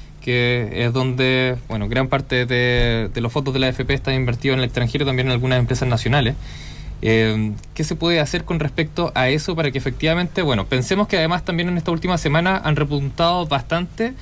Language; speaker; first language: Spanish; native; Spanish